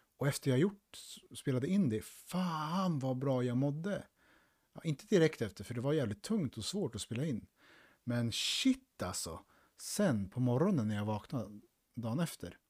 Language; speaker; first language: Swedish; native; Swedish